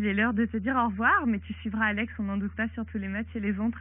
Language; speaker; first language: French; native; French